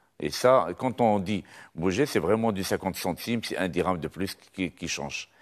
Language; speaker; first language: French; non-native, local second language; Arabic